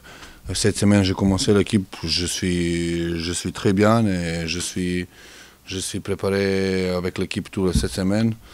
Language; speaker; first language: French; non-native, learner; Serbian